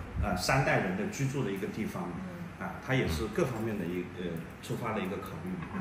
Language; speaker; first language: Chinese; native; Chinese